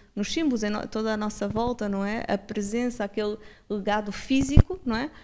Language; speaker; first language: Portuguese; native; Portuguese